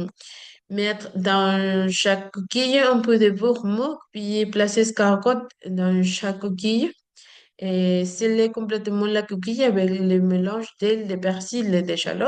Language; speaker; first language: French; non-native, learner; Spanish